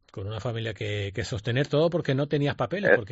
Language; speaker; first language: Spanish; native; Spanish